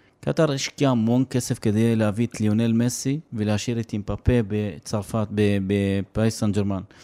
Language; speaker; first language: Hebrew; non-native, local second language; Arabic